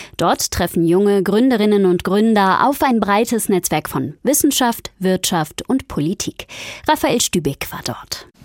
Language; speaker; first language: German; native; German